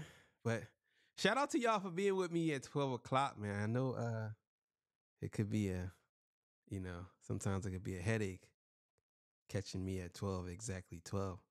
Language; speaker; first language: English; native; English